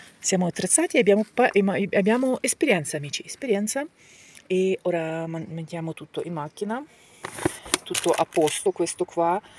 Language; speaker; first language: Italian; non-native, learner; Ukrainian